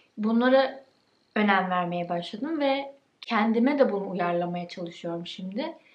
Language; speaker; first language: Turkish; early bilingual, heritage; Turkish